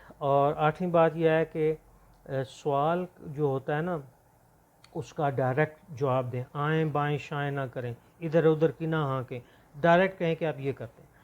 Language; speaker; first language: Urdu; non-native, local second language; Punjabi